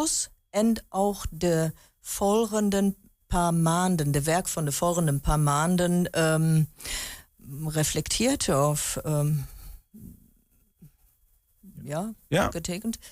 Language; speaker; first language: Dutch; non-native, learner; German